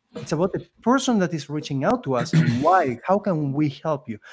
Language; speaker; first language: English; non-native, fluent; Spanish